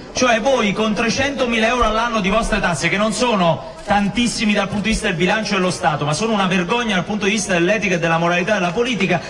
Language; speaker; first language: Italian; native; Italian